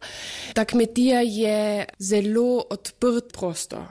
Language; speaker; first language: Slovenian; non-native, fluent; German